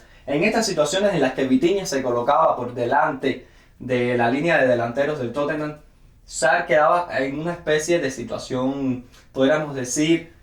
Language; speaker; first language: Spanish; native; Spanish